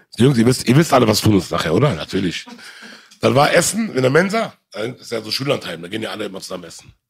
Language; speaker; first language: German; early bilingual, other home language; Arabic